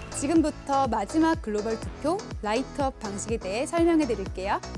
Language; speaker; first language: Korean; native; Korean